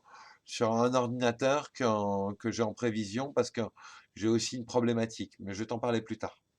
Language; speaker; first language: French; native; French